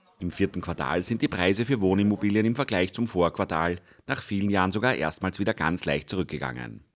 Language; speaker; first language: German; native; German